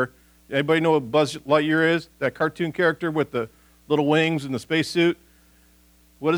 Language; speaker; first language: English; native; English